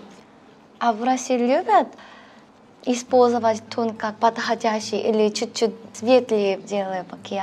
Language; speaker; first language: Russian; non-native, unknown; Korean